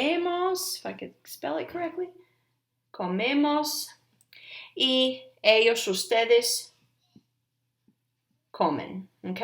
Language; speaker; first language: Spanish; non-native, fluent; English